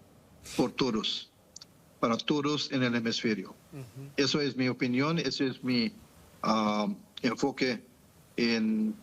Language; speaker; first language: Spanish; non-native, fluent; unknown